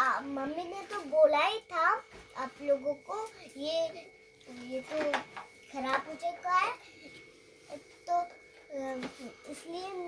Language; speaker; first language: Hindi; non-native, local second language; Bangla